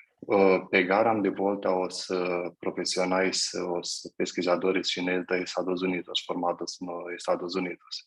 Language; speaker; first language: Portuguese; non-native, fluent; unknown